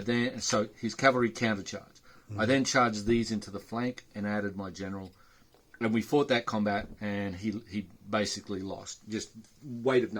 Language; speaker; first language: English; native; English